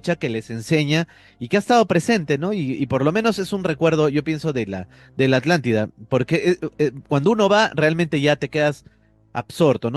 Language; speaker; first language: Spanish; native; Spanish